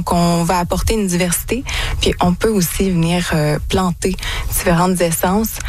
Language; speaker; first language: French; native; French